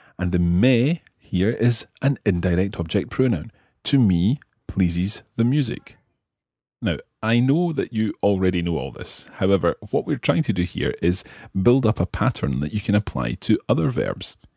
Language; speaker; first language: English; native; English